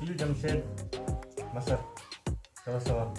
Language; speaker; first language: Arabic; non-native, learner; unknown